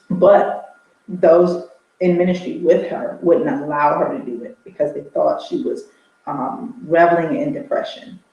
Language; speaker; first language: English; native; English